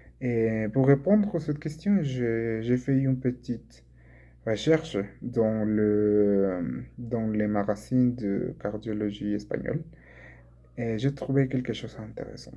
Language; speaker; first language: French; non-native, learner; Spanish